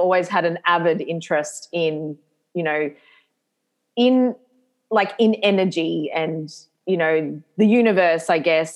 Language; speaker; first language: English; native; English